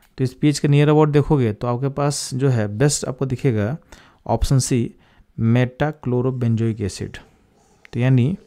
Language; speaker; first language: Hindi; native; Hindi